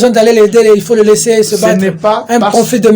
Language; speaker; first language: French; non-native, local second language; Lingala